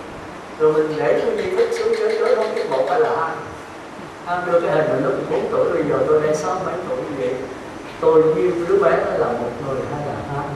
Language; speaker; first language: Vietnamese; native; Vietnamese